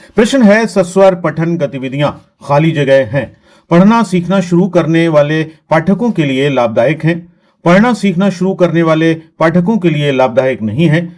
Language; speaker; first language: Hindi; native; Hindi